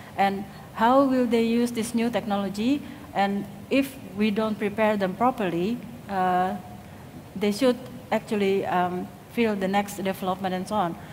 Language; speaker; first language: English; non-native, fluent; Indonesian